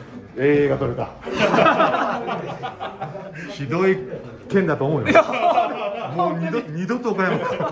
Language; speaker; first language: Japanese; native; Japanese